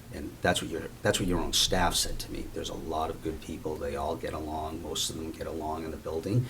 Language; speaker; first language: English; native; English